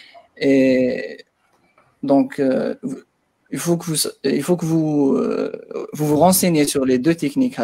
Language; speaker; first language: French; non-native, local second language; Arabic